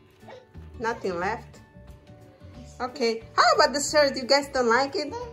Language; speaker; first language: English; non-native, learner; Indonesian